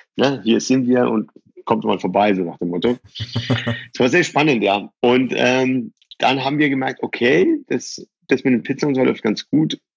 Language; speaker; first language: German; early bilingual, other home language; Persian